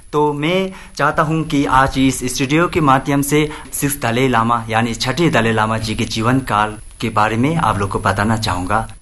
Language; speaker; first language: Hindi; non-native, local second language; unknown